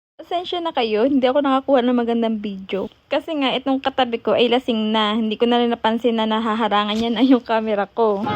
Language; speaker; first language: Filipino; native; Filipino